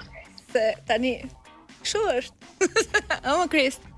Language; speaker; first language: Albanian; native; Albanian